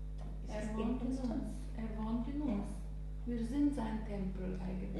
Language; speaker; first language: German; non-native, learner; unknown